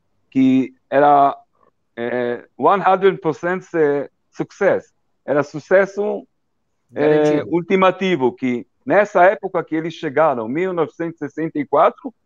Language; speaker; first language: Portuguese; early bilingual, heritage; Portuguese